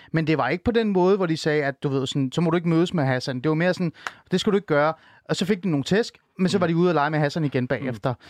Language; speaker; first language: Danish; early bilingual, other home language; Persian